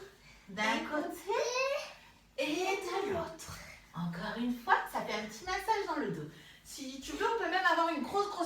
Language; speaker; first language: French; native; French